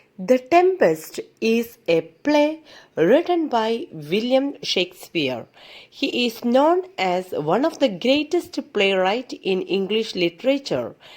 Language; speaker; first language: English; non-native, local second language; Malayalam